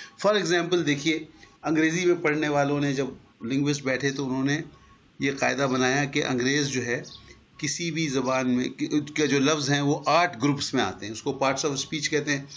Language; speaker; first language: Urdu; native; Urdu